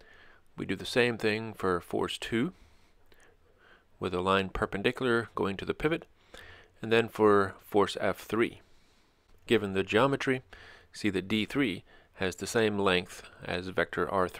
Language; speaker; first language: English; native; English